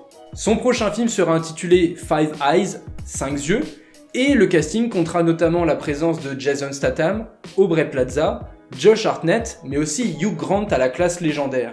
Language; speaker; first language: French; native; French